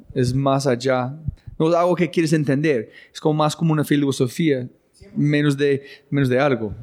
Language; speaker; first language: Spanish; non-native, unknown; English